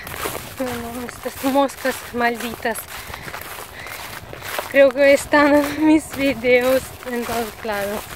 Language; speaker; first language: Spanish; non-native, learner; Russian